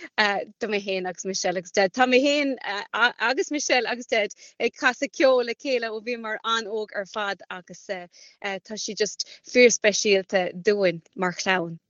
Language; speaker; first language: Irish; non-native, local second language; English